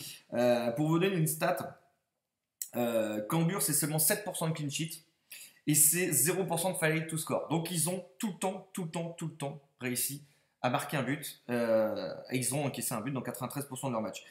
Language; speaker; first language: French; native; French